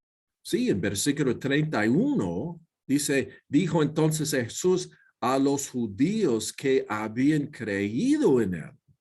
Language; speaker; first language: Spanish; non-native, learner; English